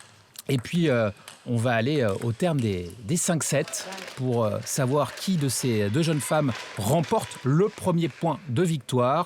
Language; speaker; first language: French; native; French